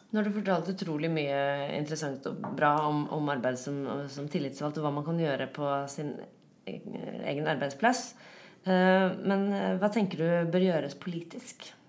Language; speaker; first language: Norwegian; native; Norwegian